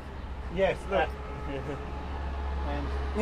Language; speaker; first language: English; non-native, learner; Serbian